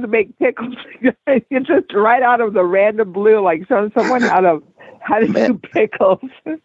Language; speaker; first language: English; native; English